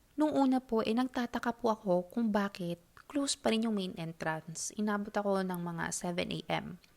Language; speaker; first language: Filipino; native; Filipino